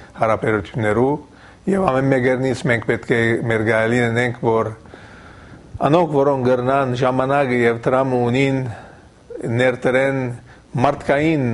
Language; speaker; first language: Armenian; early bilingual, heritage; Armenian